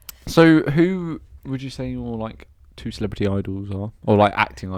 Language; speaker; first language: English; native; English